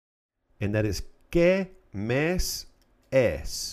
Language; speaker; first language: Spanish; non-native, fluent; English